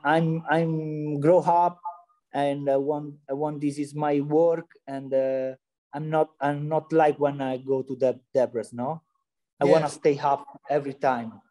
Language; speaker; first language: English; non-native, learner; Italian